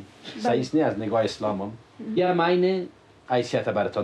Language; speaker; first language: Persian; native; Persian